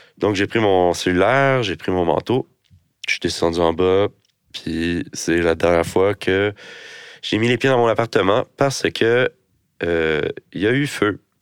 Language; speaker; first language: French; native; French